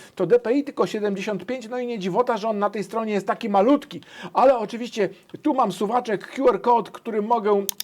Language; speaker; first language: Polish; native; Polish